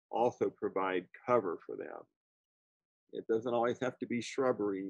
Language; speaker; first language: English; native; English